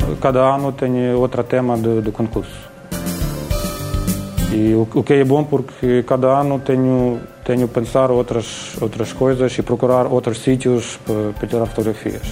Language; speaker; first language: Portuguese; non-native, learner; Ukrainian